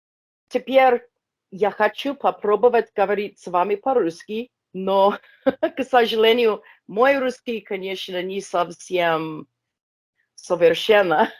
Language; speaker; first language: Russian; non-native, learner; English